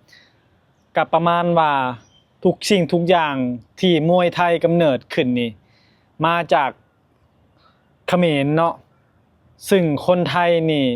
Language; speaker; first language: Thai; non-native, local second language; Lao